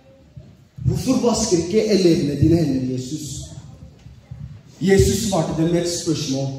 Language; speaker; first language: Norwegian; early bilingual, other home language; Oromo